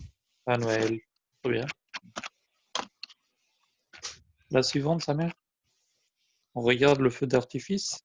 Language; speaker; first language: French; non-native, fluent; Albanian